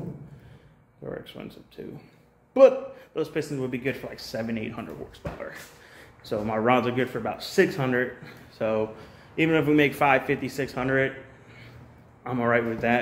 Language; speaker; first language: English; native; English